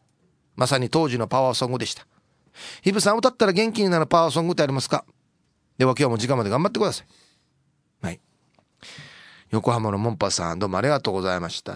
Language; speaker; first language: Japanese; native; Japanese